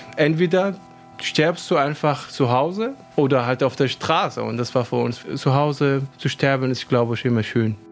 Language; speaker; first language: German; non-native, fluent; Arabic